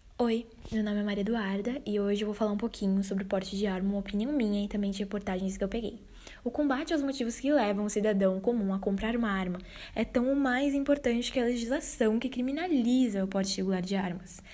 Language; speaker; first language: Portuguese; native; Portuguese